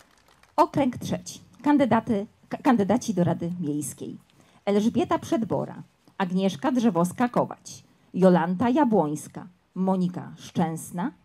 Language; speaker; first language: Polish; native; Polish